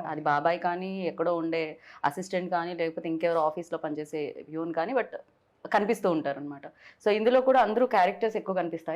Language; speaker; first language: Telugu; native; Telugu